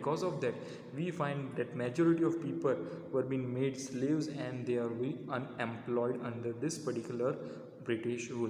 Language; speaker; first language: English; non-native, local second language; Hindi